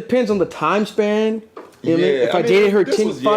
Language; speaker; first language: English; native; English